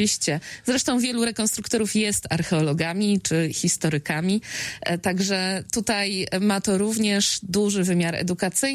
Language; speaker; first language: Polish; native; Polish